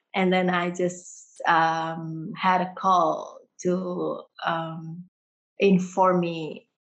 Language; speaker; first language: English; early bilingual, heritage; Indonesian